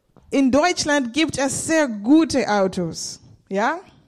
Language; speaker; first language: German; non-native, learner; Swahili